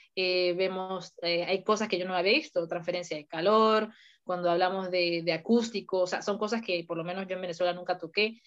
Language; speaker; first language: Spanish; native; Spanish